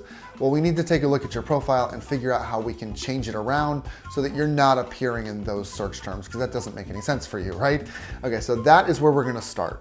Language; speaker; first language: English; native; English